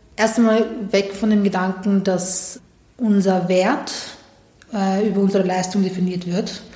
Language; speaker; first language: German; early bilingual, other home language; Bosnian